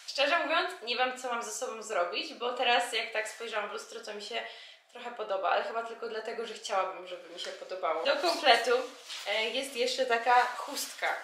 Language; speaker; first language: Polish; native; Polish